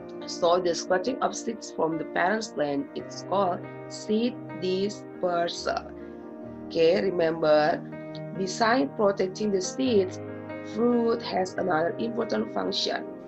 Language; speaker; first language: English; non-native, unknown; Indonesian